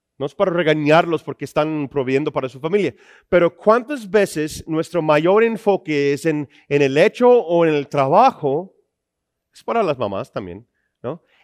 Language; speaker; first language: Spanish; non-native, fluent; English